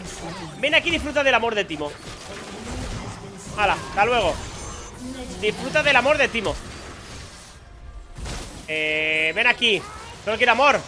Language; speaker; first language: Spanish; native; Spanish